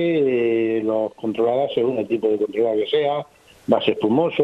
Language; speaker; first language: Spanish; native; Spanish